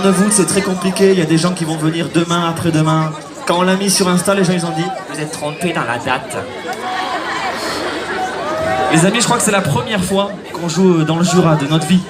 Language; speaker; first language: French; native; French